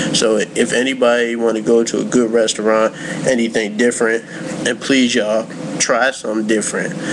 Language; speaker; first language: English; native; English